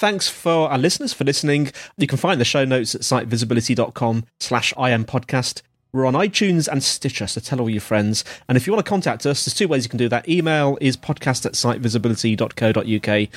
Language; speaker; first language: English; native; English